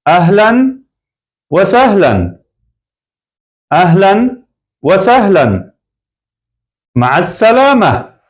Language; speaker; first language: Arabic; non-native, fluent; Persian